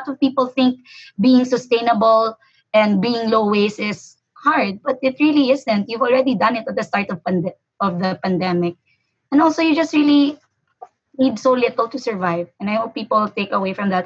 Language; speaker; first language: English; non-native, local second language; Hiligaynon